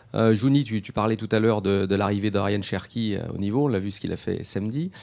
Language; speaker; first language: French; native; French